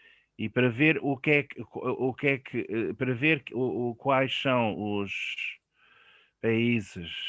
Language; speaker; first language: Portuguese; non-native, fluent; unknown